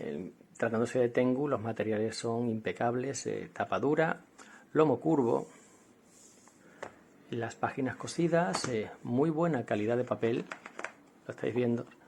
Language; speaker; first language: Spanish; native; Spanish